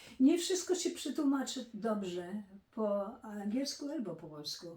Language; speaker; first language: Polish; early bilingual, heritage; Polish